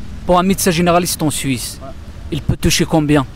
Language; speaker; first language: French; native; French